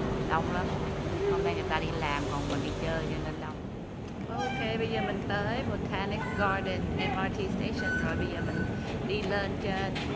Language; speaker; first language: Vietnamese; native; Vietnamese